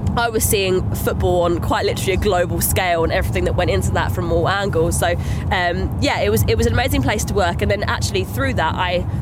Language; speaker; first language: English; native; English